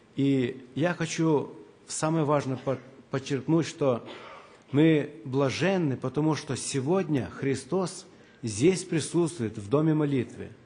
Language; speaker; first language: Russian; non-native, local second language; Ukrainian